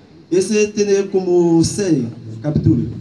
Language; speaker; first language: Spanish; non-native, learner; Haitian Creole